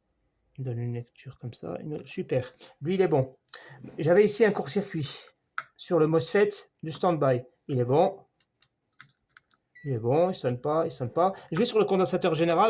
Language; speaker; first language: French; native; French